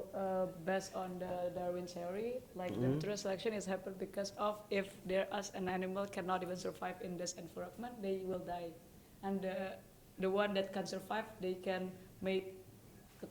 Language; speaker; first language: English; non-native, learner; Indonesian